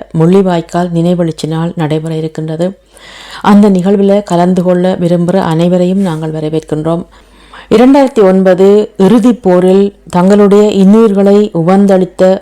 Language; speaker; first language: Tamil; native; Tamil